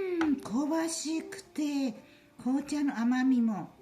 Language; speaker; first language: Japanese; non-native, fluent; Chinese